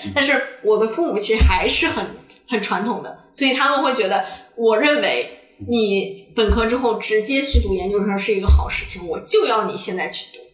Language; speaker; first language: Chinese; native; Chinese